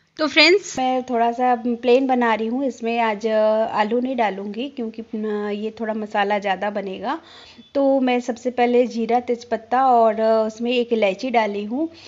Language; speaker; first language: Hindi; non-native, local second language; Bangla